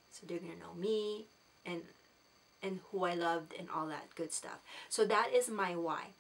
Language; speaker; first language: English; non-native, local second language; Filipino